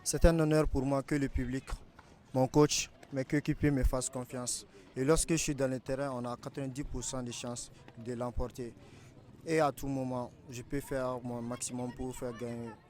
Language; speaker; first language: French; non-native, local second language; Bambara